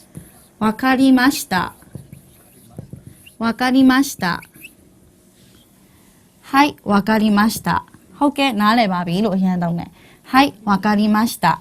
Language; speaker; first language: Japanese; non-native, fluent; Burmese